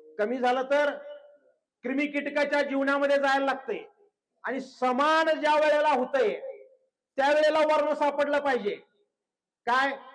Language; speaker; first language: Marathi; non-native, local second language; Kannada